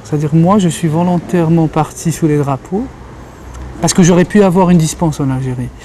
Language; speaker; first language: French; non-native, local second language; Kabyle